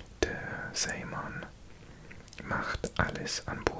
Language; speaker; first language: German; non-native, learner; English